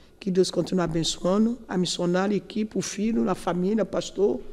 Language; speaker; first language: Portuguese; non-native, learner; Yoruba